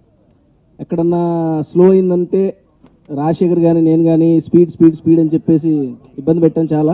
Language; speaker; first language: Telugu; native; Telugu